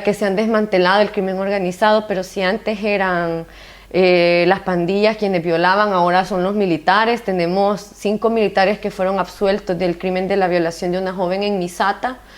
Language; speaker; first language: Spanish; native; Spanish